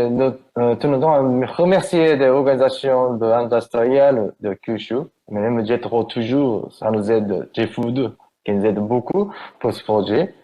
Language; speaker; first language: French; non-native, learner; Japanese